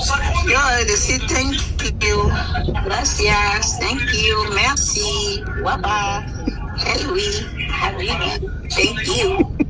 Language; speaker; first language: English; non-native, learner; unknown